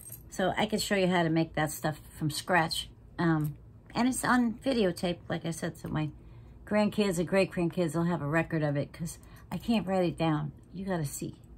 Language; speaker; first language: English; native; English